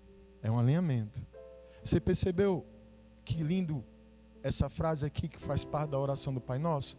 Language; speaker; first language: Portuguese; native; Portuguese